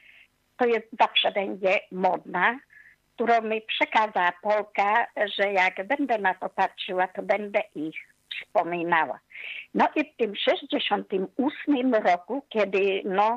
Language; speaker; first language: Polish; non-native, fluent; Hungarian